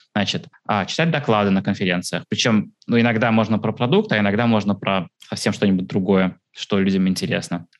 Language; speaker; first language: Russian; early bilingual, heritage; Russian